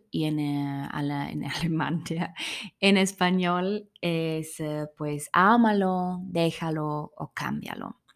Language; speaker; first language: Spanish; non-native, fluent; German